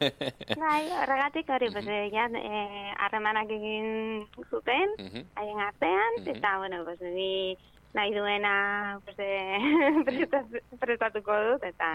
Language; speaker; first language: Basque; non-native, local second language; Spanish